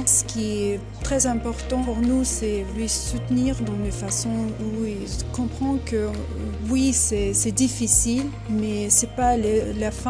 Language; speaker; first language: French; non-native, fluent; Russian